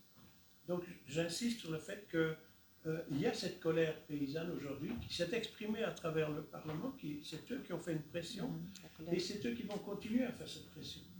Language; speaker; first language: French; native; French